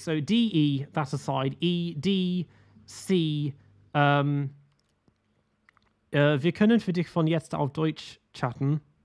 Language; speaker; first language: German; non-native, learner; English